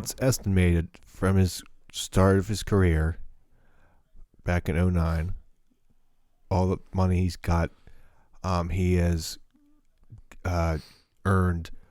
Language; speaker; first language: English; native; English